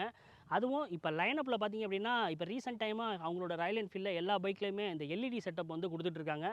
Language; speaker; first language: Tamil; native; Tamil